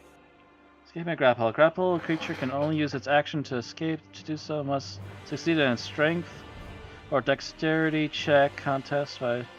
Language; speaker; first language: English; native; English